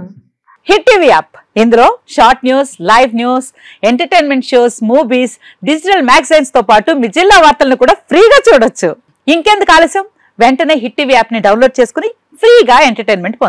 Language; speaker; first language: Telugu; native; Telugu